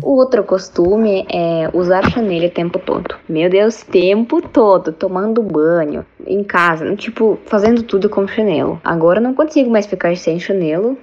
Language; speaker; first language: Portuguese; non-native, fluent; Russian